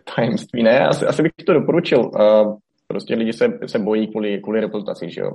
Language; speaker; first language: Czech; native; Czech